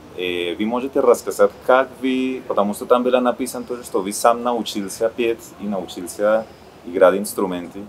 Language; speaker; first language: Russian; non-native, learner; Spanish